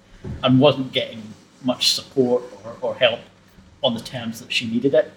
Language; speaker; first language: English; native; English